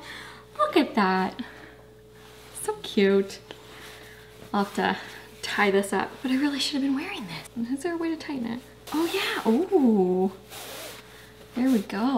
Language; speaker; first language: English; native; English